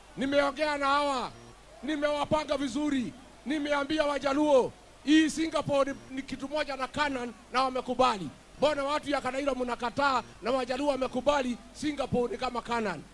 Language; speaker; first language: Swahili; non-native, local second language; Kikuyu